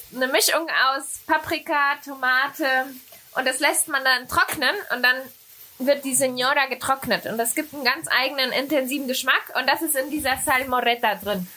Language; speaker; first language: German; non-native, fluent; Spanish